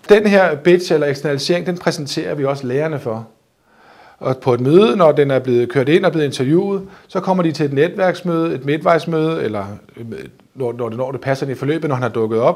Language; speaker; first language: Danish; native; Danish